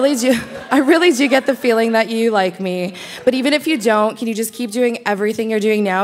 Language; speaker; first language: English; native; English